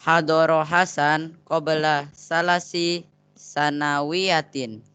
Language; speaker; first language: Arabic; non-native, learner; Indonesian